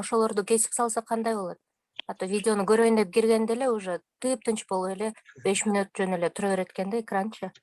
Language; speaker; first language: Kyrgyz; native; Kyrgyz